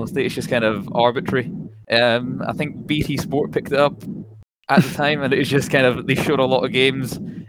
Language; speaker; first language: English; native; English